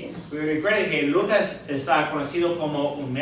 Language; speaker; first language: Spanish; non-native, fluent; English